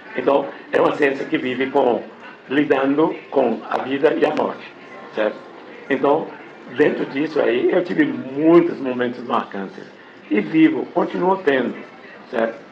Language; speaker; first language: Portuguese; non-native, fluent; English